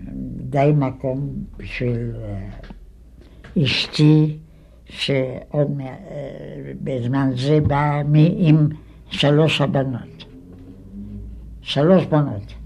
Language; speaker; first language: Hebrew; non-native, fluent; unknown